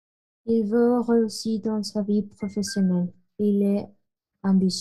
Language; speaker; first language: French; non-native, learner; Spanish